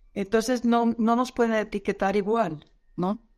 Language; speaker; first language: Spanish; non-native, fluent; Dutch